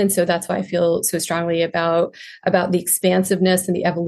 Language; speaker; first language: English; non-native, local second language; Hindi